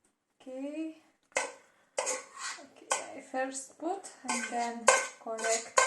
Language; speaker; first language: English; non-native, learner; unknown